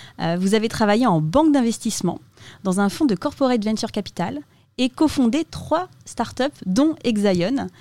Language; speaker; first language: French; native; French